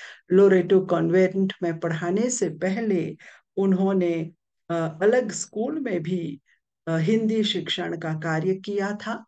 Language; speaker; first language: Hindi; non-native, local second language; Morisyen